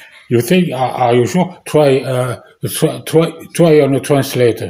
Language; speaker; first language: English; non-native, learner; French